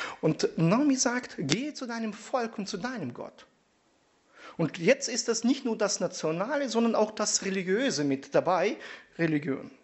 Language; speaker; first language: German; non-native, fluent; Russian